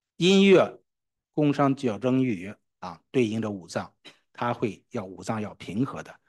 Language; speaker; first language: Chinese; native; Chinese